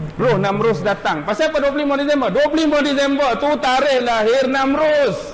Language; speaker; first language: Malay; native; Malay